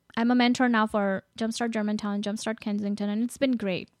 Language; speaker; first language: English; non-native, local second language; Gujarati